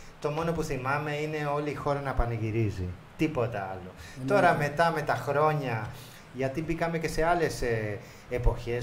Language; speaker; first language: Greek; non-native, fluent; Spanish